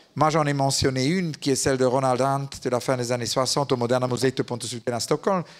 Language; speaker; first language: French; native; French